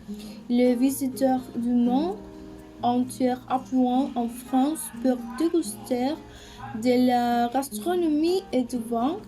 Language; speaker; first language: French; non-native, learner; Spanish